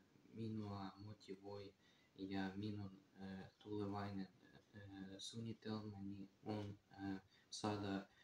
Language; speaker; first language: Finnish; non-native, learner; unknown